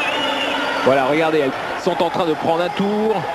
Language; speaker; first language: French; native; French